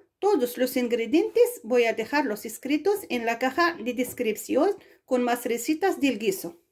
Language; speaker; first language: Spanish; non-native, fluent; Arabic